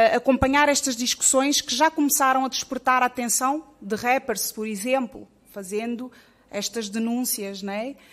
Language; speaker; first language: Portuguese; native; Portuguese